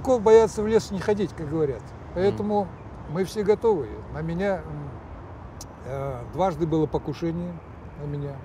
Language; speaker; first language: Russian; native; Russian